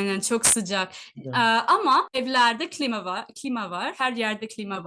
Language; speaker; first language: Turkish; non-native, fluent; Telugu